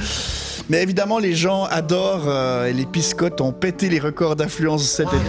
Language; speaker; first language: French; native; French